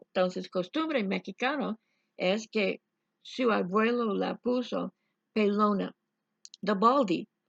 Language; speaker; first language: Spanish; non-native, fluent; English